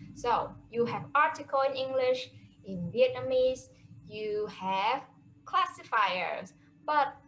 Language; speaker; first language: English; non-native, fluent; Vietnamese